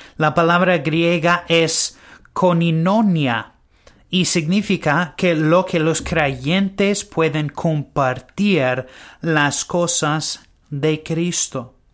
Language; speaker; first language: Spanish; non-native, learner; English